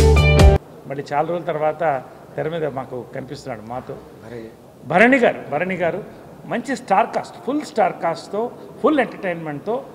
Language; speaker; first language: Telugu; native; Telugu